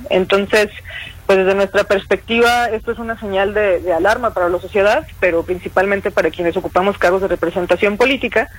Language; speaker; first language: Spanish; native; Spanish